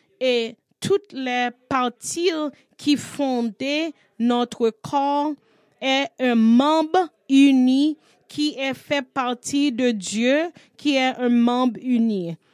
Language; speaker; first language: French; non-native, learner; English